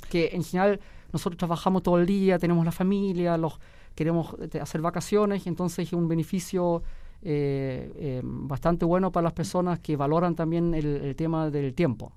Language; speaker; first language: Spanish; early bilingual, heritage; Spanish